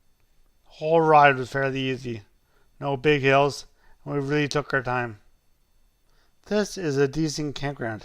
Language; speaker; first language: English; native; English